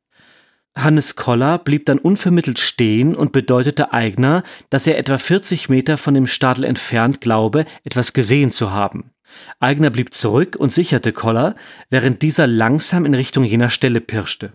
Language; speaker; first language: German; native; German